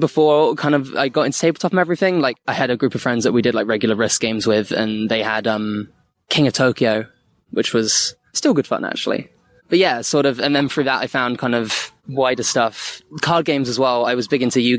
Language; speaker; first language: English; native; English